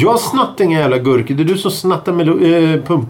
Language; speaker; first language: Swedish; native; Swedish